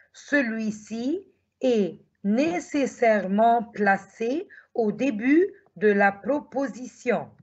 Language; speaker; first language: French; non-native, fluent; Arabic